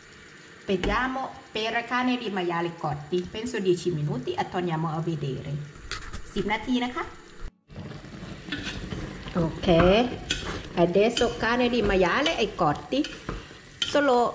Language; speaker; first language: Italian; non-native, learner; Thai